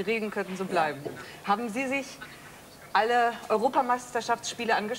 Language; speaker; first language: German; native; German